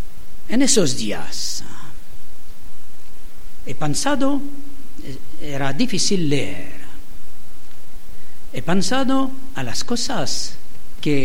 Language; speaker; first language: Spanish; non-native, learner; French